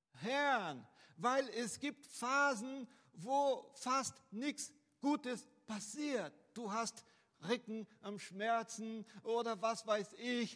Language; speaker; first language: German; non-native, fluent; Portuguese